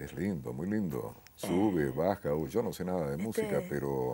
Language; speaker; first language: Spanish; native; Spanish